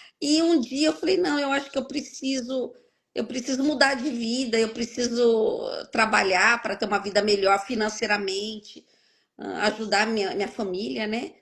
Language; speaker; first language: Portuguese; native; Portuguese